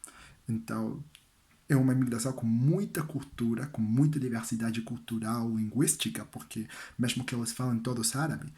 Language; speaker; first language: Portuguese; non-native, learner; Spanish